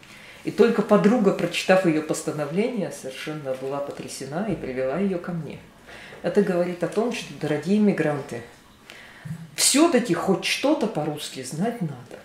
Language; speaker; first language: Russian; native; Russian